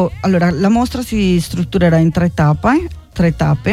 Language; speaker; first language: Italian; non-native, fluent; Spanish